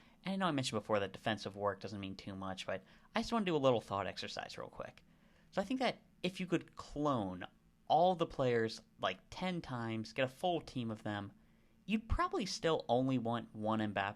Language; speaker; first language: English; native; English